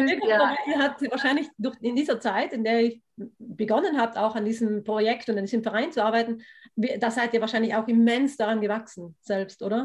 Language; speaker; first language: German; native; German